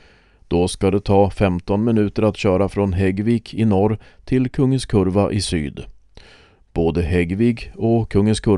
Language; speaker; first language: Swedish; native; Swedish